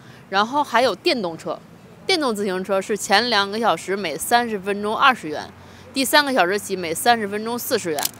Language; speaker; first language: Chinese; native; Chinese